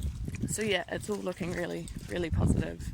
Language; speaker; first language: English; native; English